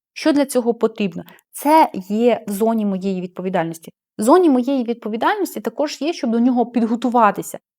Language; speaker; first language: Ukrainian; non-native, local second language; Russian